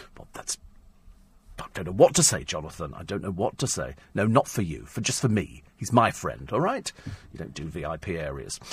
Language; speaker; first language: English; native; English